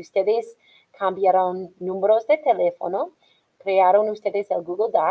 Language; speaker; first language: Spanish; non-native, fluent; English